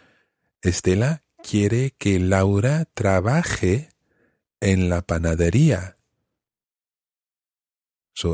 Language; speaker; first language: Spanish; non-native, fluent; English